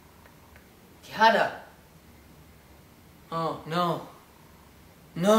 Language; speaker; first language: Spanish; non-native, learner; English